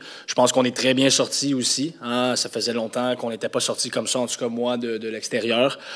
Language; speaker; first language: French; native; French